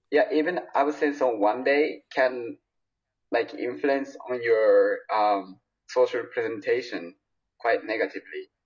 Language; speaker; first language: English; non-native, fluent; Japanese